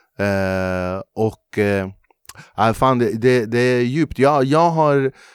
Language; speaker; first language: Swedish; early bilingual, other home language; Kurdish